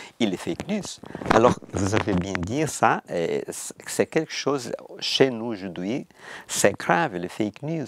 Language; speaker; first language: French; non-native, fluent; Portuguese